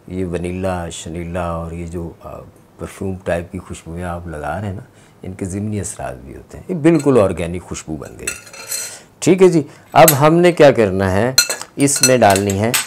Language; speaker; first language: Urdu; non-native, local second language; Punjabi